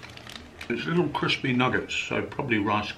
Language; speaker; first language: English; native; English